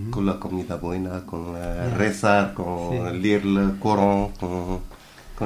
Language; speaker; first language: Spanish; non-native, learner; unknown